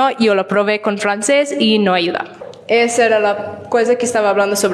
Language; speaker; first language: Spanish; non-native, learner; English